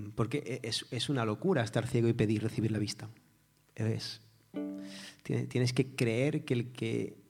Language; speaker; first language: Spanish; native; Spanish